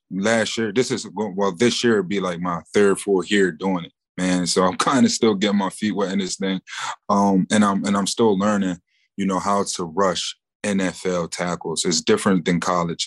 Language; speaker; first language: English; native; English